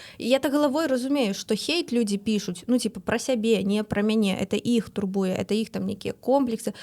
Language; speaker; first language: Belarusian; non-native, local second language; Russian